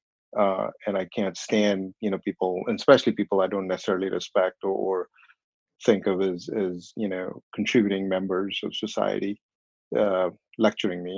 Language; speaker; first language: English; non-native, local second language; Hindi